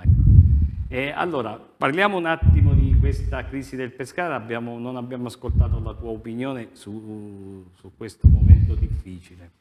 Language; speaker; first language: Italian; native; Italian